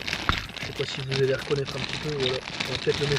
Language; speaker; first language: French; native; French